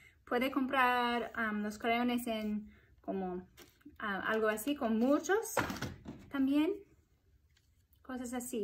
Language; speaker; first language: Spanish; non-native, fluent; English